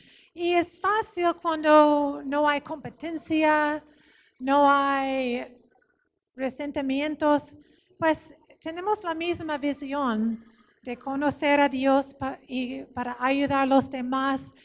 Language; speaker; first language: Spanish; non-native, fluent; English